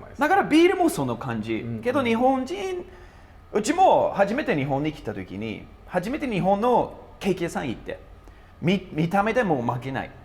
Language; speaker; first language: Japanese; non-native, fluent; English